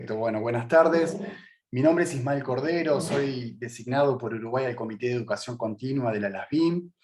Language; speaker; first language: Spanish; native; Spanish